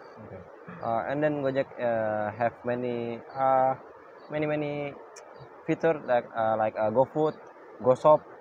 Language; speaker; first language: English; non-native, learner; Indonesian